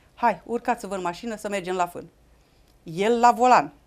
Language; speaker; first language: Romanian; native; Romanian